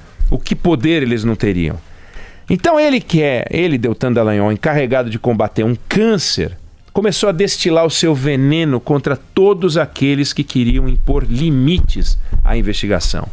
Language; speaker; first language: Portuguese; native; Portuguese